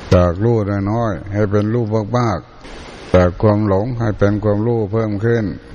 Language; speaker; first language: Thai; native; Thai